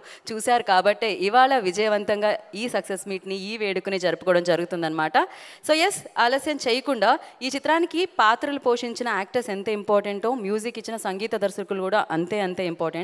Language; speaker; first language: Telugu; native; Telugu